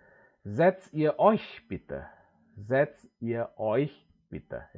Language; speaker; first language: German; non-native, fluent; Indonesian